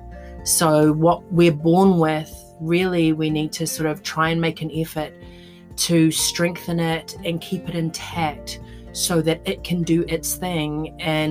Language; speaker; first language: English; native; English